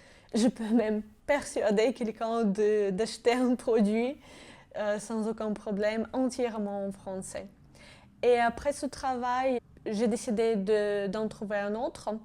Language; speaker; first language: French; non-native, fluent; Georgian